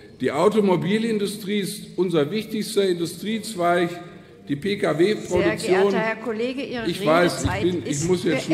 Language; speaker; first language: German; native; German